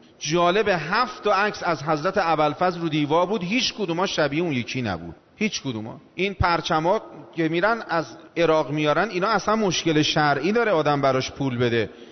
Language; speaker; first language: Persian; non-native, local second language; Azerbaijani